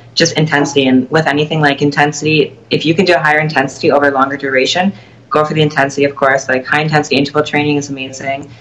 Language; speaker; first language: English; native; English